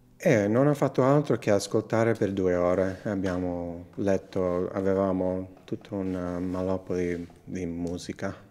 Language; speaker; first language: Italian; non-native, fluent; English